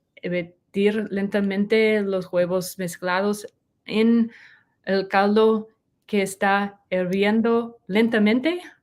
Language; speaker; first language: Spanish; non-native, learner; English